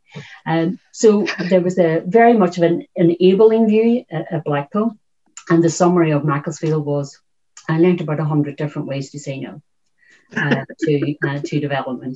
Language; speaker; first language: English; native; English